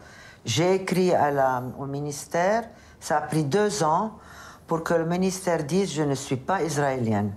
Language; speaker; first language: French; non-native, local second language; Arabic